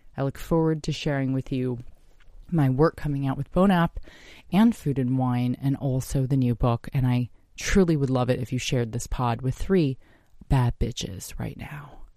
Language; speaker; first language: English; native; English